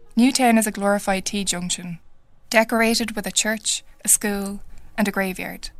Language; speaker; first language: English; native; English